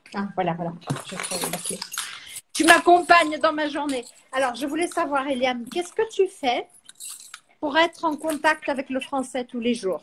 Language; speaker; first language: French; non-native, fluent; Portuguese